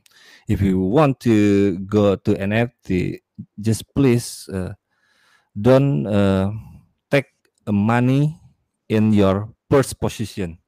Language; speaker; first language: English; non-native, learner; Indonesian